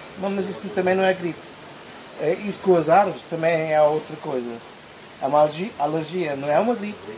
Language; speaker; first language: Portuguese; early bilingual, heritage; Portuguese